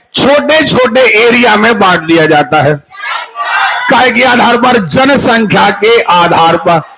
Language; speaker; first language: Hindi; native; Hindi